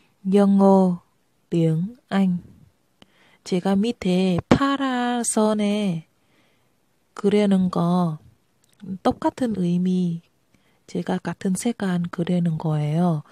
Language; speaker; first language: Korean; non-native, learner; Vietnamese